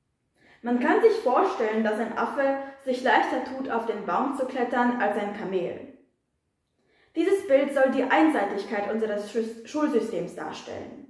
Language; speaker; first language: German; non-native, fluent; Polish